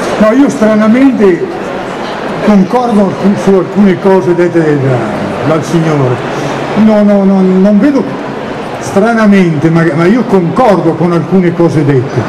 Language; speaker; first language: Italian; native; Italian